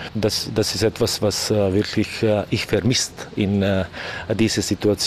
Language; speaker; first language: German; non-native, learner; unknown